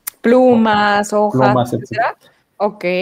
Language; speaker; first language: Spanish; native; Spanish